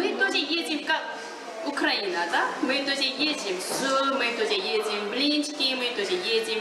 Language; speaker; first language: Russian; non-native, learner; Korean